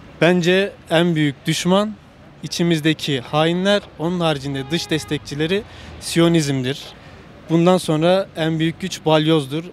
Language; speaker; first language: Turkish; native; Turkish